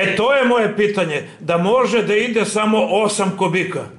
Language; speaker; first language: Serbian; native; Serbian